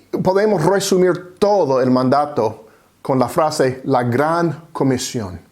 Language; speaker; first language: Spanish; non-native, fluent; English